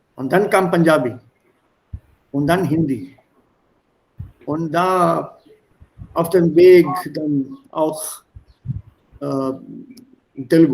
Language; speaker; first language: German; non-native, fluent; Hindi